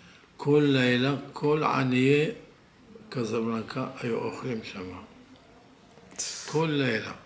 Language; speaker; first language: Hebrew; non-native, fluent; Arabic